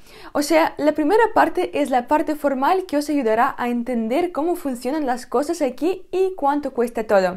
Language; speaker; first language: Spanish; non-native, fluent; Russian